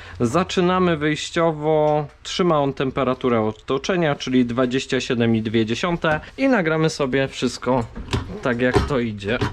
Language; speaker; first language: Polish; native; Polish